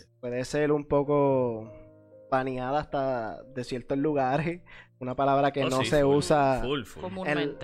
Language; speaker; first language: Spanish; native; Spanish